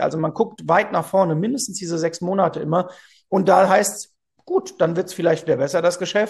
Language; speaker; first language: German; native; German